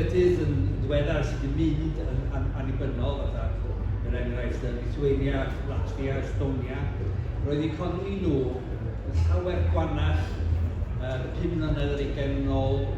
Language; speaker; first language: Welsh; native; Welsh